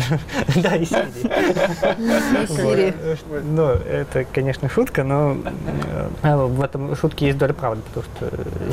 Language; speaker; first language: Russian; native; Russian